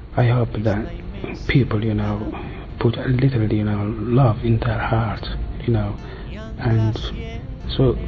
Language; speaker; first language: English; non-native, learner; French